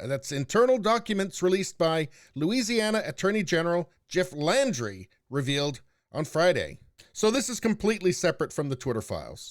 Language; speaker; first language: English; native; English